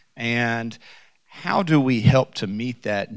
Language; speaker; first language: English; native; English